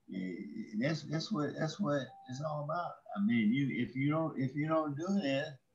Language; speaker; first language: English; native; English